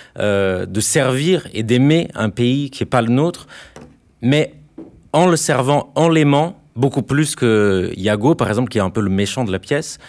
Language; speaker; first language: French; non-native, fluent; Portuguese